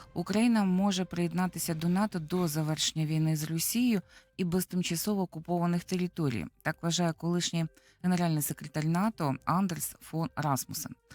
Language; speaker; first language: Ukrainian; native; Ukrainian